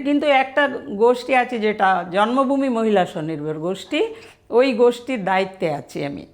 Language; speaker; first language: Bangla; non-native, fluent; Telugu